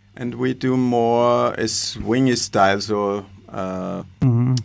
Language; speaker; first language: English; non-native, learner; German